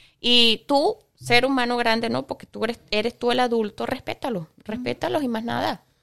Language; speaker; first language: Spanish; native; Spanish